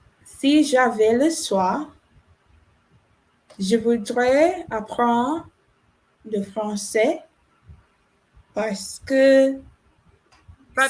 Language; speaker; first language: French; non-native, learner; English